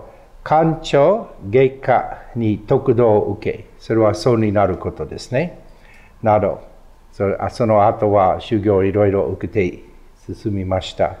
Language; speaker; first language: Japanese; non-native, fluent; English